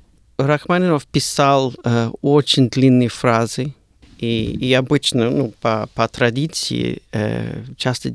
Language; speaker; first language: Russian; non-native, learner; English